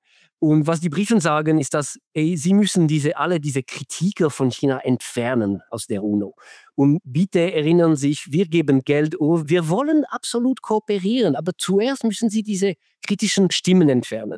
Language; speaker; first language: German; non-native, fluent; French